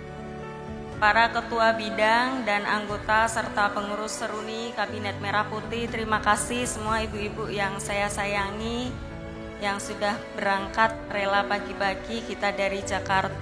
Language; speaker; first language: Indonesian; native; Indonesian